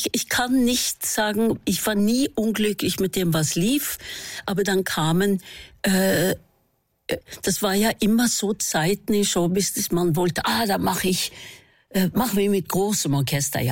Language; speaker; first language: German; non-native, fluent; Norwegian